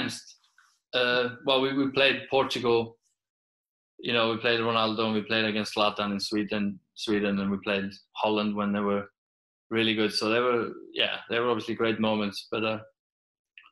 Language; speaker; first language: English; non-native, fluent; Icelandic